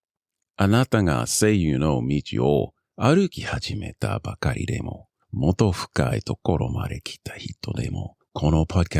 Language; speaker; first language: Japanese; non-native, learner; English